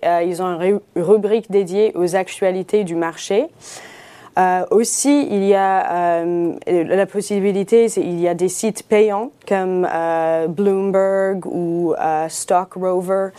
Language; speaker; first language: French; non-native, fluent; English